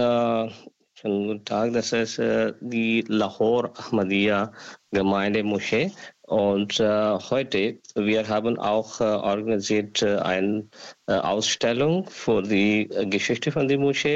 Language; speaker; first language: German; non-native, learner; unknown